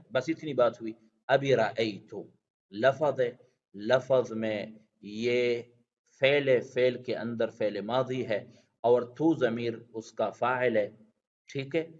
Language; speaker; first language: Urdu; non-native, local second language; Pashto